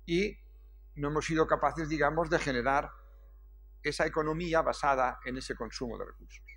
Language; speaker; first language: Spanish; native; Spanish